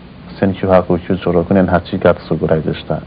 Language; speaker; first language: Japanese; non-native, learner; Kurdish